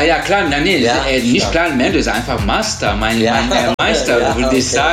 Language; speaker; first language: German; non-native, learner; Turkish